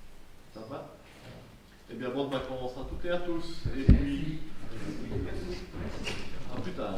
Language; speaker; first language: French; native; French